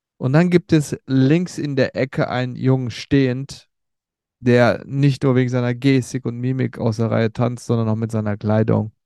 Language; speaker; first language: German; early bilingual, other home language; Turkish